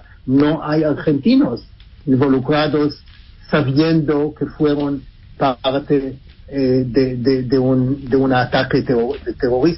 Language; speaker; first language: Spanish; non-native, fluent; Hebrew